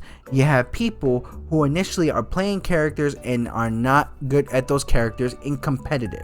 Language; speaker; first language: English; native; English